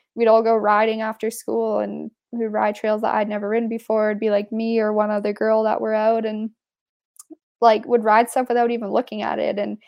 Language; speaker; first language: English; native; English